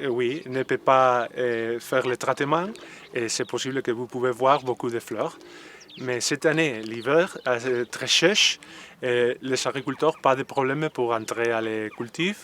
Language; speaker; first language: French; non-native, learner; Spanish